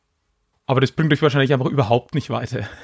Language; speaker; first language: German; native; German